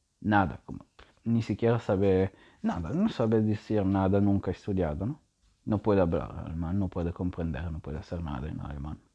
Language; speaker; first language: Spanish; non-native, learner; Italian